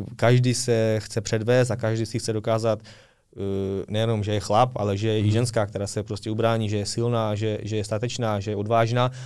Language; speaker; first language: Czech; early bilingual, other home language; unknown